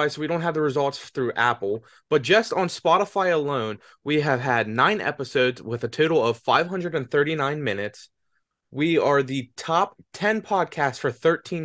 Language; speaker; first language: English; native; English